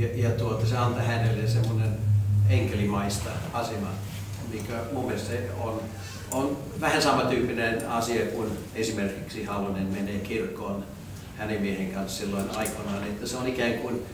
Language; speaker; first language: Finnish; non-native, fluent; English